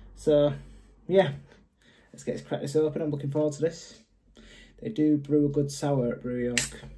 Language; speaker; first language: English; native; English